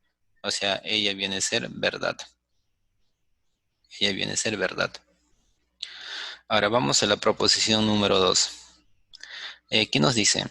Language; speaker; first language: Spanish; native; Spanish